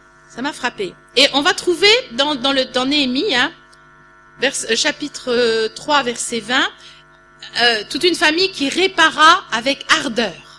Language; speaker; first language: French; native; French